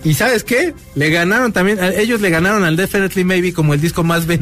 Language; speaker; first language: Spanish; native; Spanish